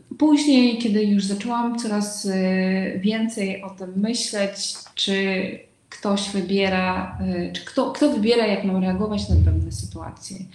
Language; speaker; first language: Polish; non-native, fluent; Russian